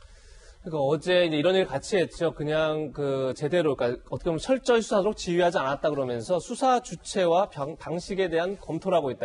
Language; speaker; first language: Korean; native; Korean